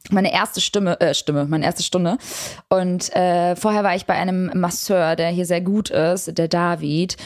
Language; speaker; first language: German; early bilingual, other home language; Albanian